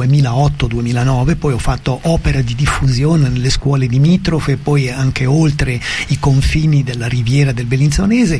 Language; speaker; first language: Italian; native; Italian